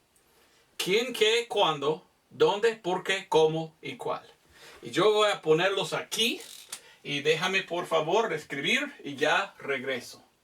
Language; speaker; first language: Spanish; non-native, fluent; English